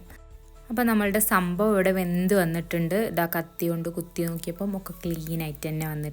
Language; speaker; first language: Malayalam; native; Malayalam